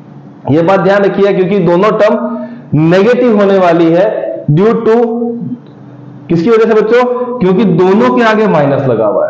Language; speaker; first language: Hindi; native; Hindi